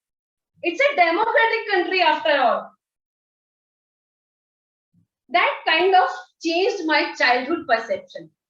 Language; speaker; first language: English; non-native, local second language; Hindi